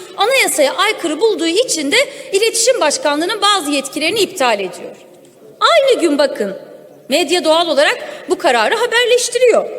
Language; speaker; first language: Turkish; non-native, local second language; Kurdish